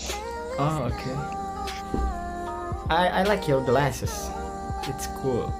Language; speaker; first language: English; non-native, learner; Indonesian